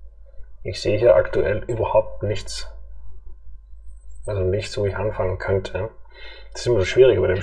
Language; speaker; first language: German; native; German